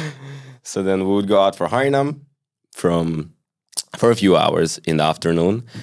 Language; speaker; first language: English; early bilingual, other home language; Hebrew